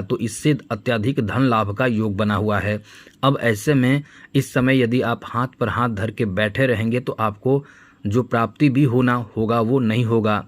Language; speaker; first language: Hindi; native; Hindi